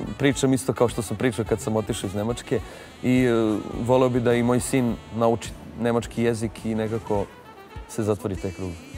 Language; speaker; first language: Serbian; early bilingual, heritage; Serbian